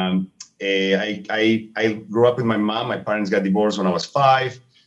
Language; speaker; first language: English; non-native, fluent; Spanish